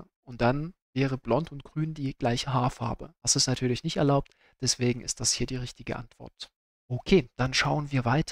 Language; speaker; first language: German; native; German